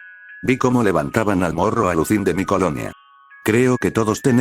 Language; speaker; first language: Spanish; native; Spanish